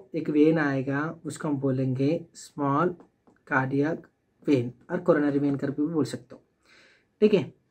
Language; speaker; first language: Hindi; non-native, local second language; Telugu